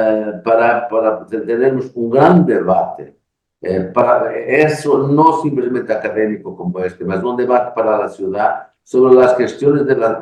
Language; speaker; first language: Spanish; non-native, learner; Portuguese